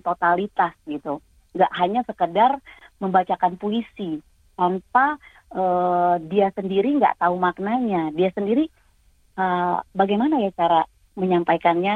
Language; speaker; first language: Indonesian; native; Indonesian